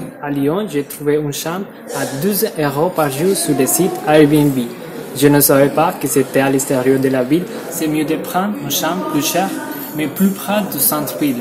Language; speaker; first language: French; non-native, fluent; Spanish